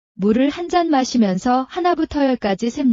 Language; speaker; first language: Korean; non-native, learner; Nepali